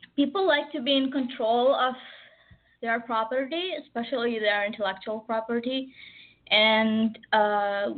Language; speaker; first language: English; early bilingual, other home language; Arabic